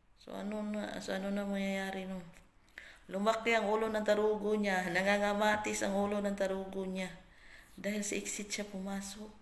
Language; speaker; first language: Filipino; non-native, local second language; Cebuano